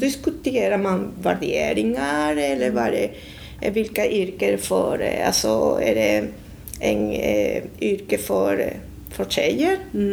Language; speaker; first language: Swedish; non-native, fluent; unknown